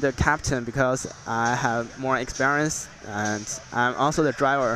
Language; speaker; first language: English; non-native, learner; Chinese